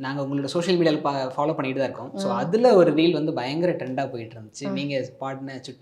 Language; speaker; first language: Tamil; native; Tamil